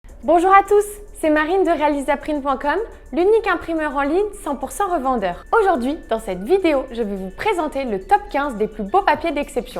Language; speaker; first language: French; native; French